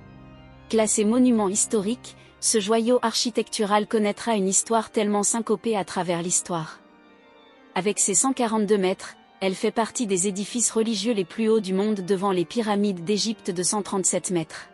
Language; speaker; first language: French; native; French